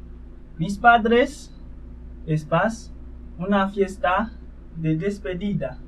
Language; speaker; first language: Spanish; non-native, fluent; Haitian Creole